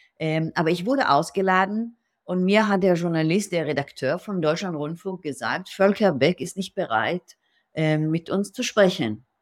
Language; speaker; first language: German; non-native, fluent; Hebrew